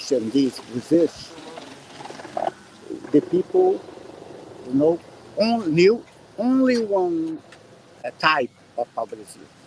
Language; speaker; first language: English; non-native, learner; Portuguese